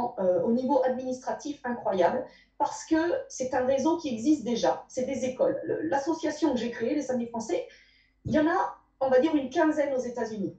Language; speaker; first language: French; native; French